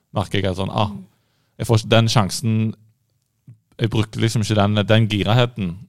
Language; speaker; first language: Norwegian; native; Norwegian